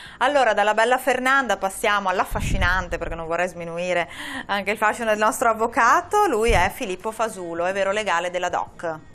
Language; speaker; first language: Italian; native; Italian